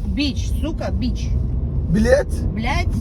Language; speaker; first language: Turkish; non-native, learner; Russian